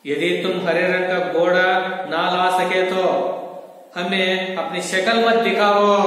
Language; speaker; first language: Hindi; non-native, local second language; Kannada